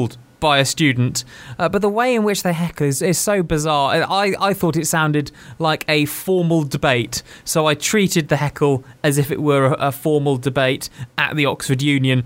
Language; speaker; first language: English; native; English